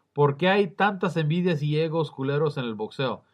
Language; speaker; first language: Spanish; early bilingual, heritage; Spanish